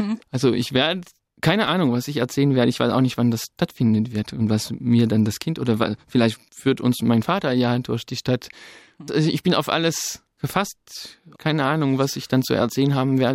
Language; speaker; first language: German; non-native, fluent; French